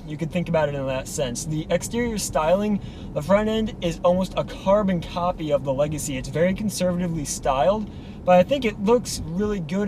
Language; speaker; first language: English; native; English